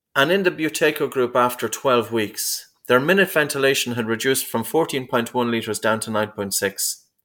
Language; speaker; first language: English; native; English